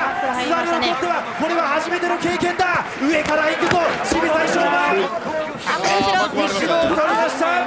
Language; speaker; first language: Japanese; native; Japanese